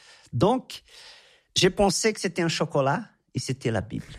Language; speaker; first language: French; non-native, fluent; Portuguese